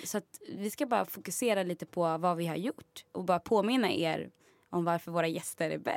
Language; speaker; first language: Swedish; native; Swedish